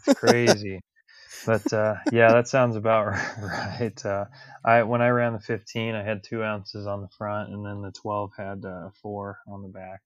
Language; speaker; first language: English; native; English